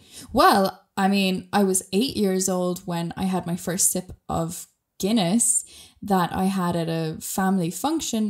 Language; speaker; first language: English; native; English